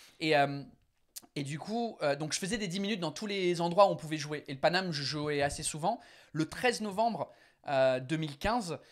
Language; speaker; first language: French; non-native, fluent; English